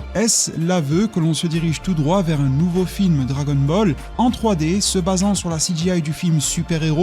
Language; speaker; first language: French; native; French